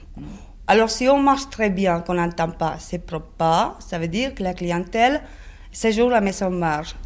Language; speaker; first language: French; non-native, fluent; Spanish